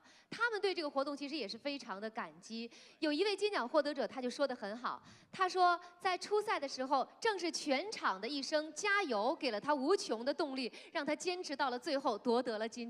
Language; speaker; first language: Chinese; native; Chinese